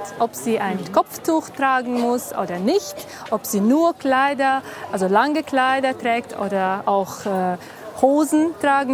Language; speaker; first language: German; non-native, fluent; Kyrgyz